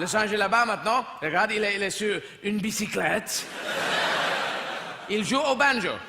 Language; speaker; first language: French; non-native, fluent; English